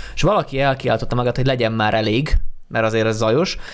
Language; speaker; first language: Hungarian; non-native, fluent; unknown